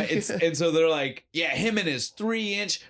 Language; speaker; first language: English; native; English